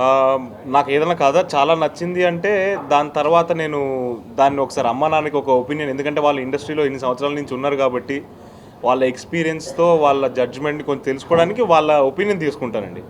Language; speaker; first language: Telugu; native; Telugu